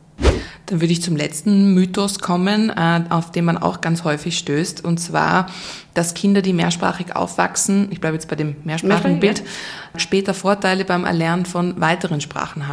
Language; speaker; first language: German; native; German